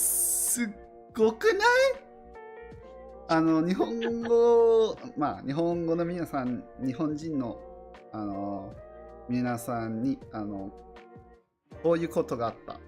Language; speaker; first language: Japanese; non-native, learner; English